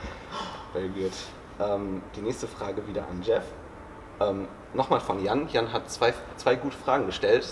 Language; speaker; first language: German; native; German